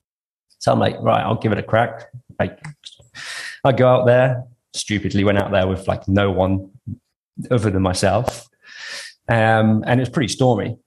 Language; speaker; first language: English; native; English